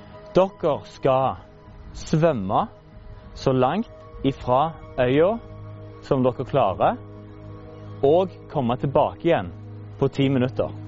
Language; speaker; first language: Norwegian; native; Norwegian